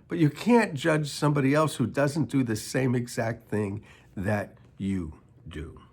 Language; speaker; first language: English; native; English